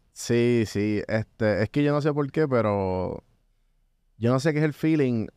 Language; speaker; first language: Spanish; native; Spanish